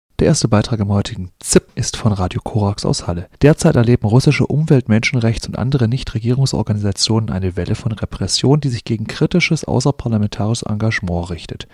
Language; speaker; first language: German; native; German